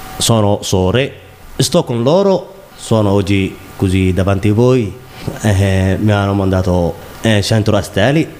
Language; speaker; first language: Italian; non-native, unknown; Somali